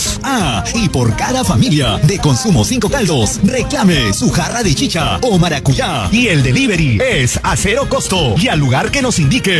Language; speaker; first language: Spanish; native; Spanish